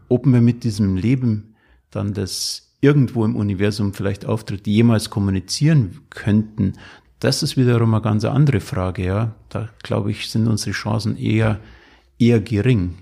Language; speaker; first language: German; native; German